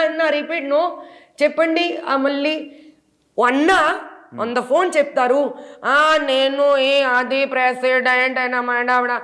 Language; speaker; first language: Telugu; non-native, local second language; Hindi